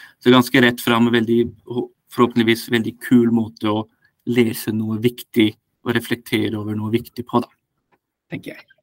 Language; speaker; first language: Norwegian; early bilingual, other home language; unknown